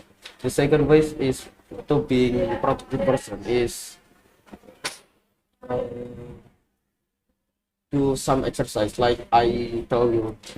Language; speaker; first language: English; non-native, learner; Indonesian